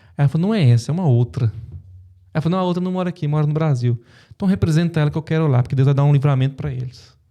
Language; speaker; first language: Portuguese; native; Portuguese